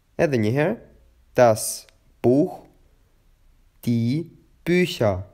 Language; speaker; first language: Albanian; native; Albanian